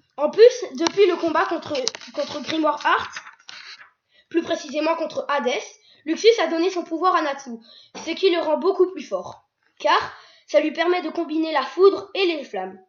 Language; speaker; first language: French; native; French